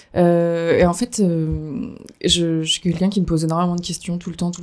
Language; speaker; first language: French; native; French